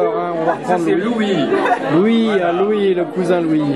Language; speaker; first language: French; native; French